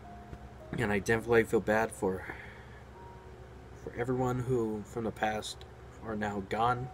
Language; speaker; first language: English; native; English